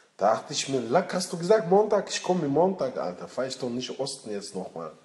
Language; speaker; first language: German; early bilingual, other home language; Russian